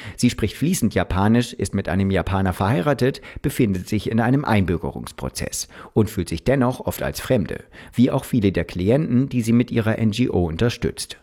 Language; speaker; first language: German; native; German